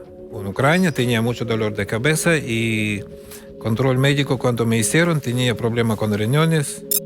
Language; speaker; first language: Spanish; non-native, learner; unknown